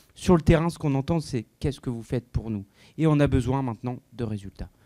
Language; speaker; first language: French; native; French